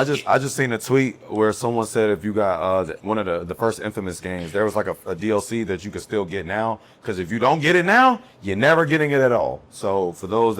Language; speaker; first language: English; native; English